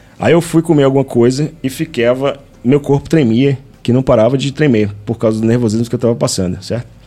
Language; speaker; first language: Portuguese; native; Portuguese